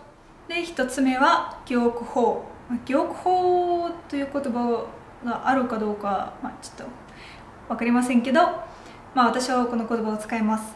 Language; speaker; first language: Japanese; non-native, fluent; Russian